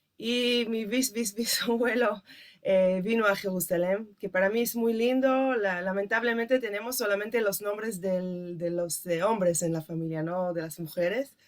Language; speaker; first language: Spanish; non-native, fluent; Hebrew